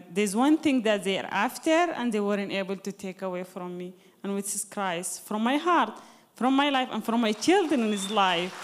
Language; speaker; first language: English; non-native, fluent; Arabic